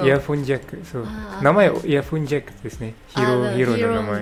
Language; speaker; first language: Japanese; non-native, learner; English